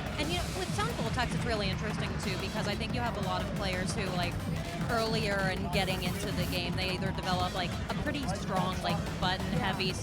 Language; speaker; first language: English; native; English